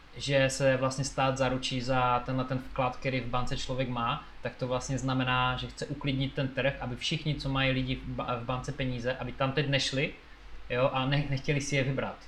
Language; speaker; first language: Czech; native; Czech